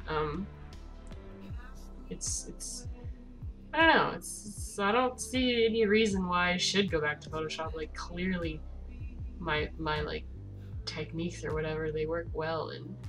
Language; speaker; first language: English; native; English